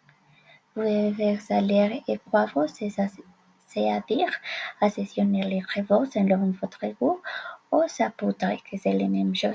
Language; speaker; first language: French; non-native, learner; Spanish